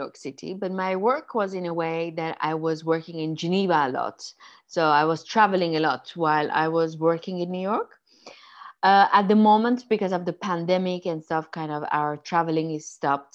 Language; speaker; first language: English; non-native, fluent; Persian